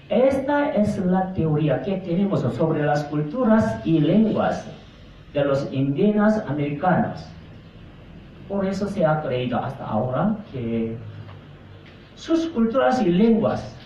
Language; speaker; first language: Spanish; non-native, fluent; Korean